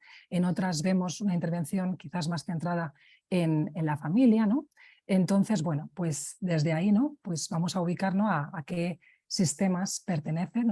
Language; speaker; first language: Spanish; native; Spanish